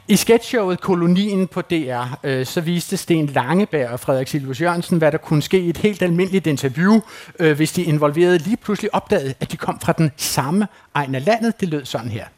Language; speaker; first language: Danish; native; Danish